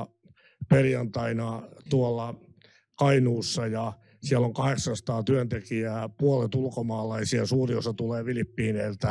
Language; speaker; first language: Finnish; native; Finnish